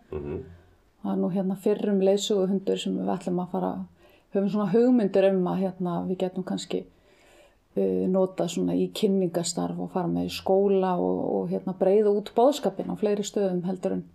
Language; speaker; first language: Icelandic; native; Icelandic